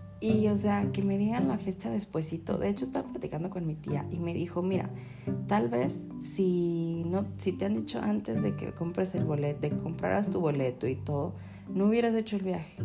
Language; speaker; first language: Spanish; native; Spanish